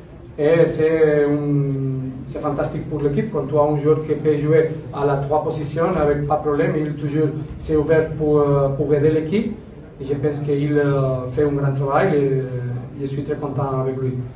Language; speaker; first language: French; non-native, learner; Spanish